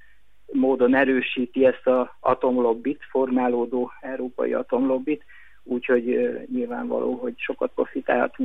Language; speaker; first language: Hungarian; native; Hungarian